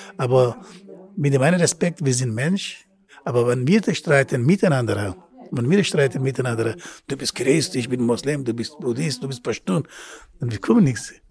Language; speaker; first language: German; non-native, learner; Persian